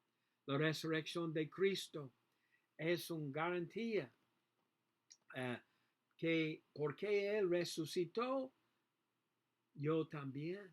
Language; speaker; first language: Spanish; non-native, learner; English